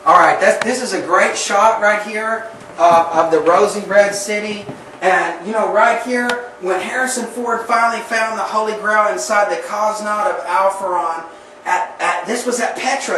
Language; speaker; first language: English; native; English